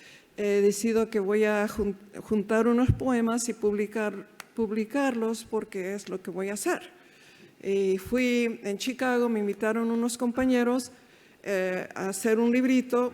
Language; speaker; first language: Spanish; early bilingual, heritage; Spanish